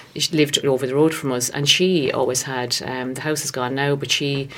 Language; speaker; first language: English; native; English